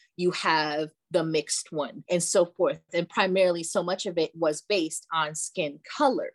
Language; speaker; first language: English; early bilingual, other home language; Portuguese